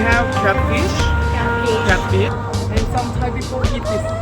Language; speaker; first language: English; non-native, learner; Thai